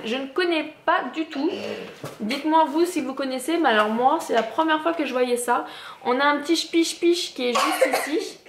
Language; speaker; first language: French; native; French